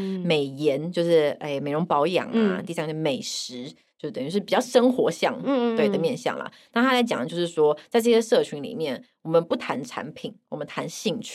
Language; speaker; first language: Chinese; native; Chinese